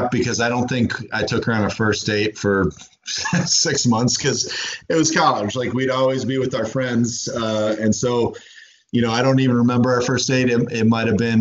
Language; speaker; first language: English; native; English